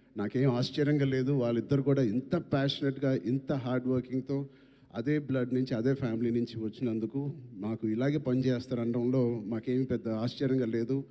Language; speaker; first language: Telugu; native; Telugu